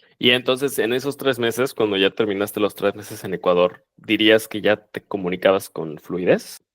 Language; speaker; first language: Spanish; native; Spanish